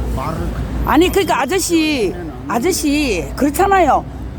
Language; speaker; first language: Korean; native; Korean